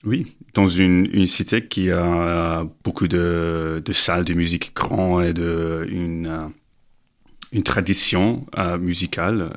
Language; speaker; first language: French; non-native, learner; English